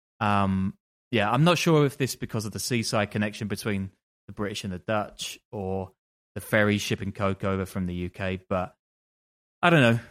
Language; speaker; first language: English; native; English